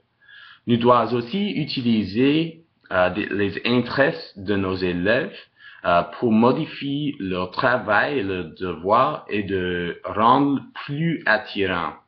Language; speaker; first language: French; non-native, local second language; English